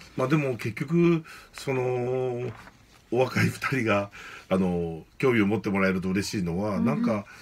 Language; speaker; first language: Japanese; native; Japanese